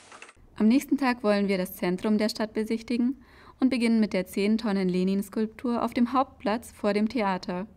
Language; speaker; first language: German; native; German